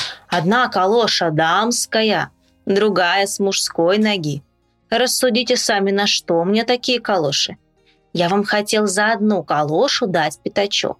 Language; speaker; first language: Russian; native; Russian